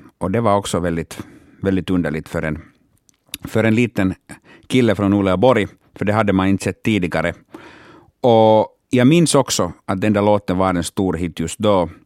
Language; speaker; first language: Swedish; non-native, local second language; Finnish